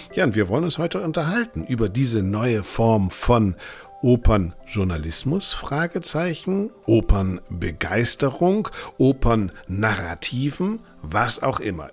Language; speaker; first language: German; native; German